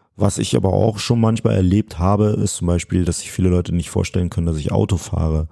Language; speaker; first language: German; early bilingual, other home language; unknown